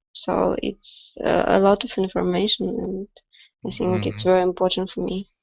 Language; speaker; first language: English; non-native, learner; Russian